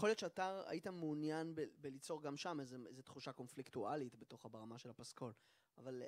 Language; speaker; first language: Hebrew; native; Hebrew